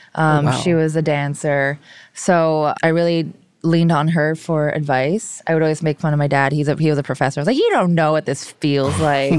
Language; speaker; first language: English; early bilingual, other home language; Korean